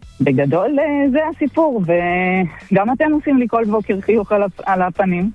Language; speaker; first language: Hebrew; early bilingual, other home language; Bulgarian